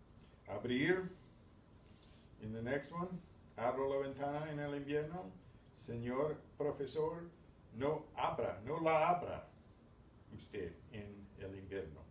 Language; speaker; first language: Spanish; non-native, fluent; English